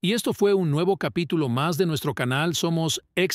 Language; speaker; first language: Spanish; native; Spanish